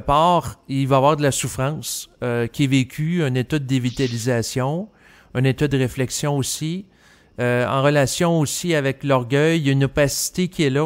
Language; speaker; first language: French; native; French